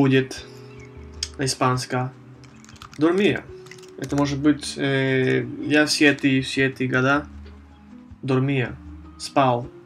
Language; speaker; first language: Russian; non-native, fluent; Spanish